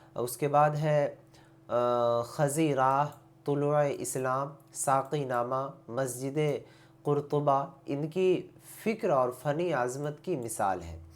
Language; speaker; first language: Urdu; native; Urdu